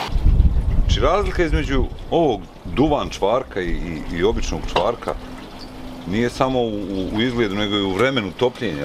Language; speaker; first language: Bosnian; native; Bosnian